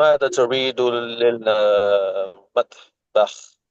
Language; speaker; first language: Arabic; non-native, learner; English